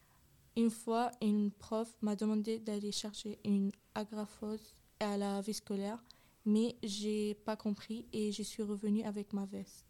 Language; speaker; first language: French; early bilingual, other home language; Arabic